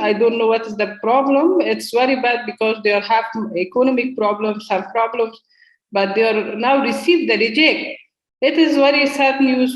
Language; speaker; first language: English; non-native, learner; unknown